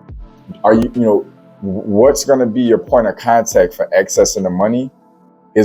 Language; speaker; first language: English; native; English